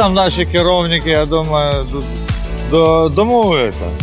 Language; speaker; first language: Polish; non-native, learner; Ukrainian